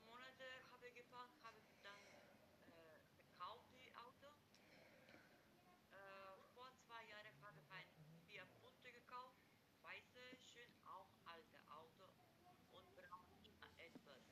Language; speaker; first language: German; non-native, learner; Macedonian